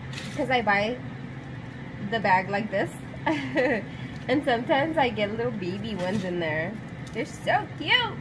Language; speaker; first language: English; early bilingual, other home language; Spanish